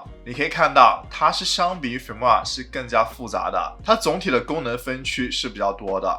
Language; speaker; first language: Chinese; native; Chinese